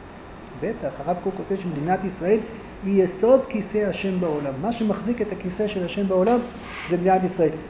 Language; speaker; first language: Hebrew; native; Hebrew